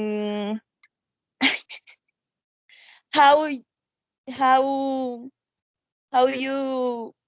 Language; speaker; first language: English; non-native, learner; Spanish